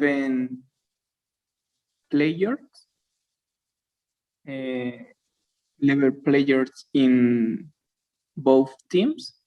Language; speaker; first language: English; non-native, learner; Spanish